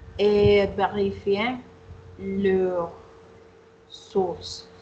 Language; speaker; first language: French; non-native, learner; Spanish